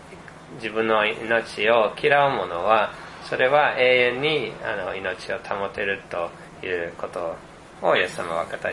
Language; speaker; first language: Japanese; non-native, fluent; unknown